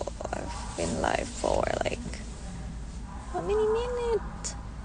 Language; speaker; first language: English; non-native, fluent; Thai